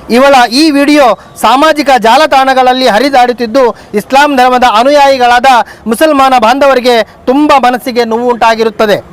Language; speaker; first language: Kannada; non-native, local second language; Urdu